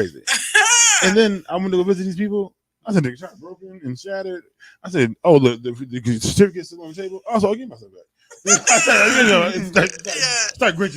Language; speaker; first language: English; native; English